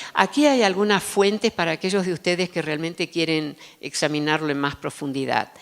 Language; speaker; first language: Spanish; early bilingual, other home language; Dutch